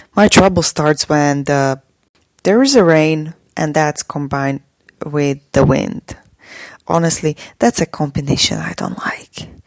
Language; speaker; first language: English; non-native, fluent; Slovak